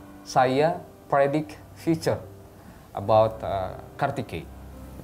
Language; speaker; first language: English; non-native, learner; Indonesian